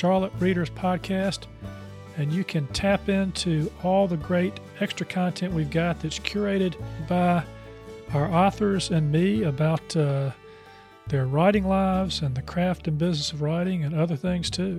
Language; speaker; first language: English; native; English